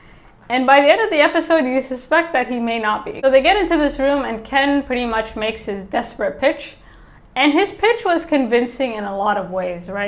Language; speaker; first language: English; native; English